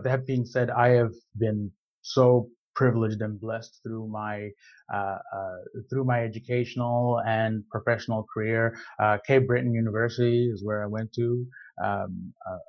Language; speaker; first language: English; non-native, local second language; Shona